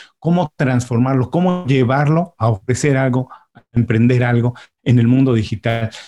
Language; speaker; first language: Spanish; native; Spanish